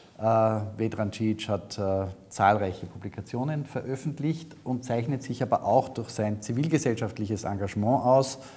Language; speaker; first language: German; native; German